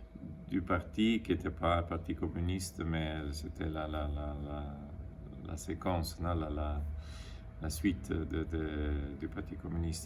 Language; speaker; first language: French; non-native, fluent; Italian